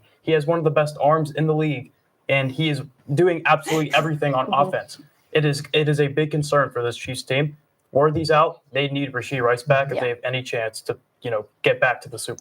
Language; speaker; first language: English; native; English